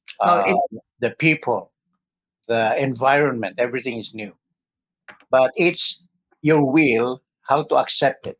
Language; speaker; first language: English; non-native, local second language; Filipino